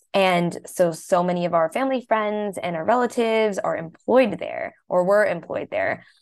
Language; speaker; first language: English; early bilingual, other home language; Hindi